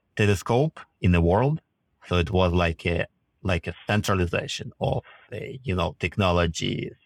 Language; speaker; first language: English; non-native, fluent; Russian